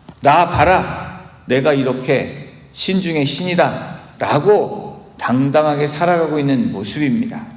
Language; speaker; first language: Korean; native; Korean